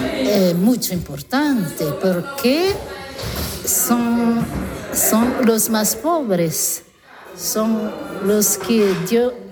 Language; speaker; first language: Spanish; non-native, learner; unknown